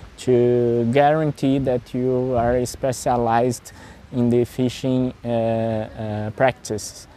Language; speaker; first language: English; non-native, fluent; Portuguese